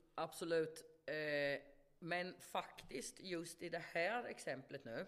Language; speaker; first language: Swedish; native; Swedish